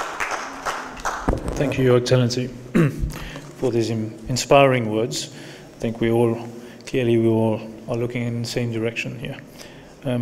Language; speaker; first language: English; non-native, local second language; Morisyen